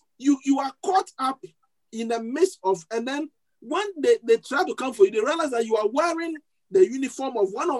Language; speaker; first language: English; non-native, local second language; Akan